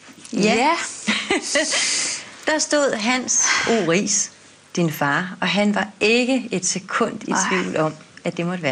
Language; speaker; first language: Danish; native; Danish